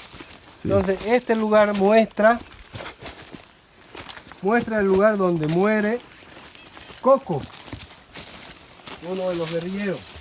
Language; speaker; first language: Spanish; native; Spanish